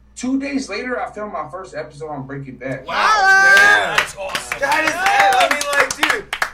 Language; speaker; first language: English; native; English